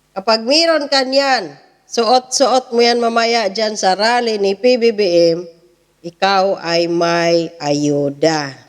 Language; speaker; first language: Filipino; non-native, local second language; Cebuano